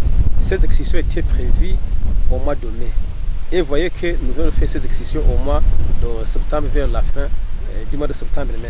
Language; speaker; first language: French; non-native, local second language; Rundi